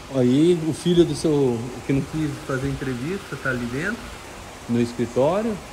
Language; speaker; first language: Portuguese; native; Portuguese